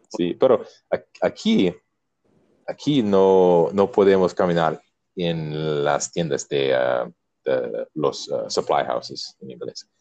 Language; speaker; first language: Spanish; non-native, learner; English